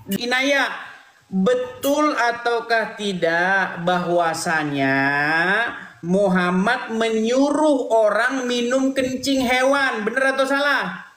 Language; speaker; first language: Indonesian; non-native, local second language; Madurese